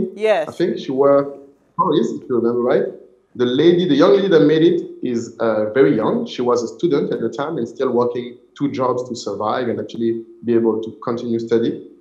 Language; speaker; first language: English; non-native, fluent; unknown